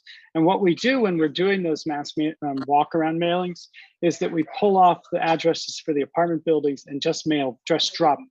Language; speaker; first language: English; native; English